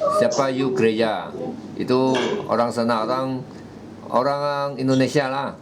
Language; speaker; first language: Malay; non-native, local second language; Chinese